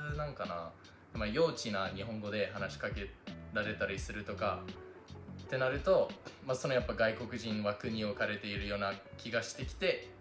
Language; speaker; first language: Japanese; non-native, fluent; English